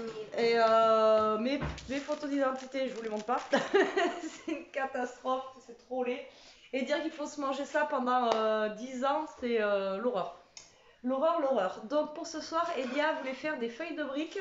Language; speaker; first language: French; native; French